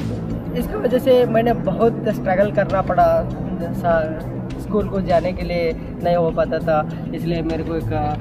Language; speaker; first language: Hindi; non-native, local second language; Kannada